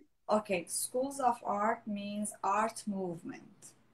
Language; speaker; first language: English; non-native, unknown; Persian